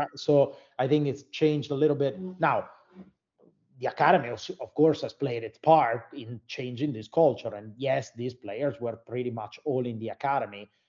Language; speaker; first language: English; non-native, fluent; Italian